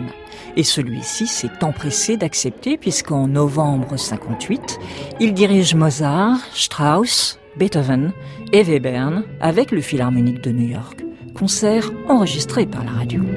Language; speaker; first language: French; native; French